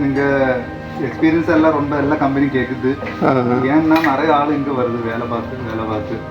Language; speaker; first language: Tamil; non-native, learner; Malayalam